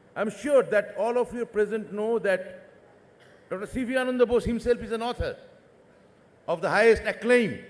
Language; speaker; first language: English; non-native, local second language; Bangla